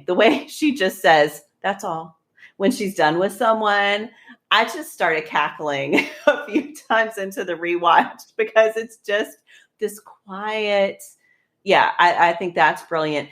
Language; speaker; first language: English; native; English